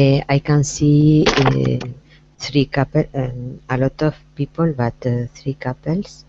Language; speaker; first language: English; non-native, learner; Spanish